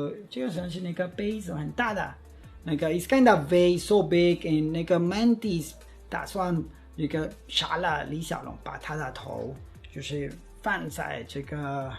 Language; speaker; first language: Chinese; non-native, fluent; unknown